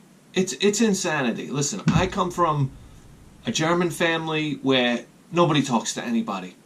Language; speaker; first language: English; native; English